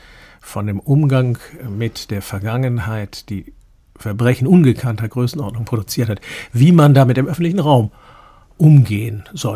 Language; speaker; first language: German; native; German